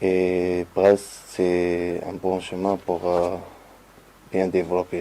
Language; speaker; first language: French; non-native, learner; Arabic